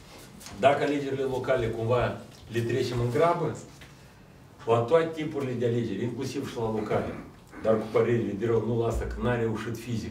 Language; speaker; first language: Romanian; non-native, local second language; Russian